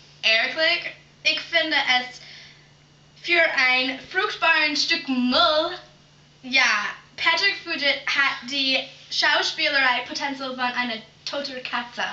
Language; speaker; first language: German; non-native, learner; English